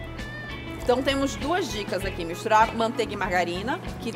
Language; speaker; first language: Portuguese; native; Portuguese